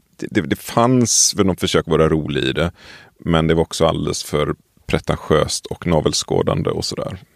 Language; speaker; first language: Swedish; native; Swedish